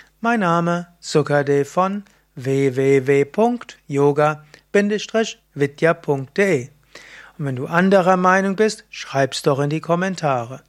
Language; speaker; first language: German; native; German